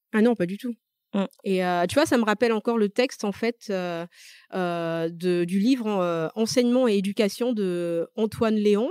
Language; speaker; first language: French; early bilingual, other home language; Malagasy